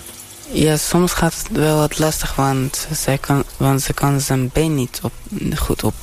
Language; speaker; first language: Dutch; early bilingual, other home language; Turkish